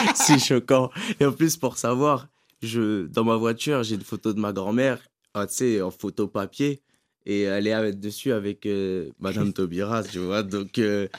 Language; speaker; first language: French; native; French